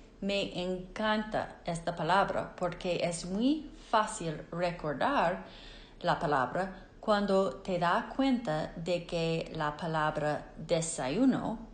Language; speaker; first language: Spanish; non-native, fluent; English